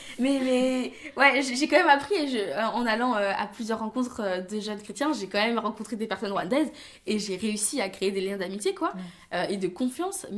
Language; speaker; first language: French; early bilingual, other home language; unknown